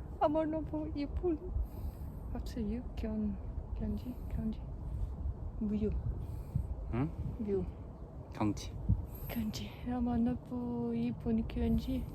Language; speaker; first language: Korean; non-native, learner; Ukrainian